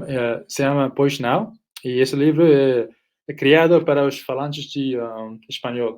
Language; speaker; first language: Portuguese; non-native, fluent; Nepali